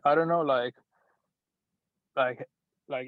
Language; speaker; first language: English; non-native, local second language; Punjabi